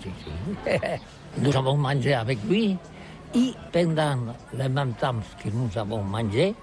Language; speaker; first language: French; non-native, learner; Catalan